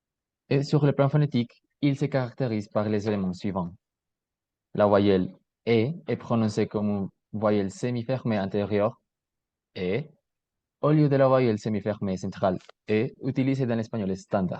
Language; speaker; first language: French; non-native, learner; Spanish